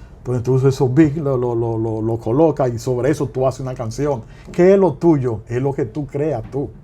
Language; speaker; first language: Spanish; native; Spanish